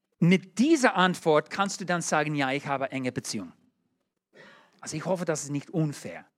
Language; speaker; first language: German; non-native, learner; English